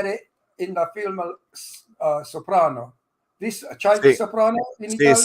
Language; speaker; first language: Italian; early bilingual, heritage; English